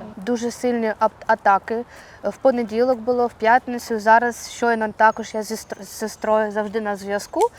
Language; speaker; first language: Ukrainian; non-native, local second language; Russian